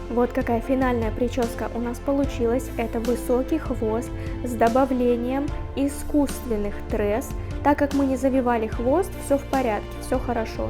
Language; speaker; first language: Russian; native; Russian